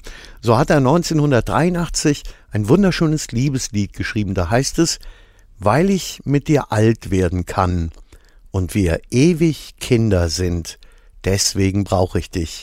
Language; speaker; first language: German; native; German